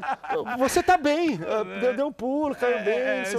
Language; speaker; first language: Portuguese; native; Portuguese